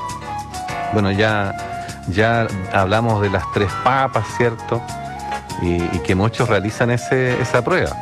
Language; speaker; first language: Spanish; native; Spanish